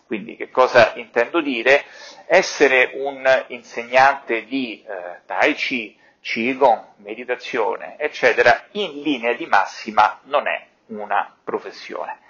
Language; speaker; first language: Italian; native; Italian